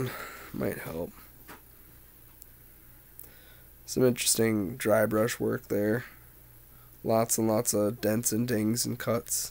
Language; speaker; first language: English; native; English